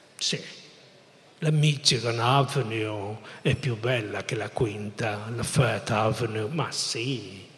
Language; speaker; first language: Italian; non-native, fluent; Spanish